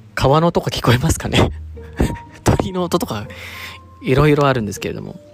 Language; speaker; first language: Japanese; early bilingual, other home language; Filipino